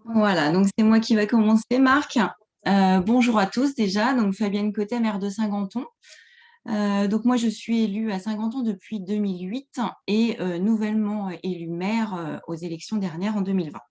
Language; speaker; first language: French; native; French